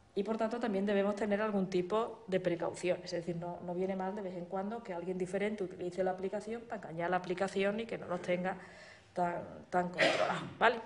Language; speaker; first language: Spanish; native; Spanish